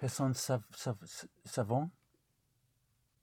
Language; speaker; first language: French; non-native, learner; English